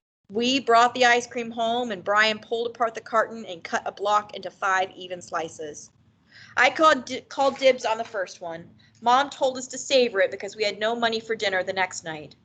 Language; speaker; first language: English; native; English